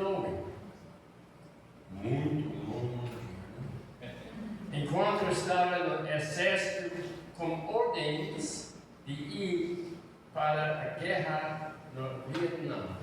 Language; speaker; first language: Portuguese; non-native, fluent; English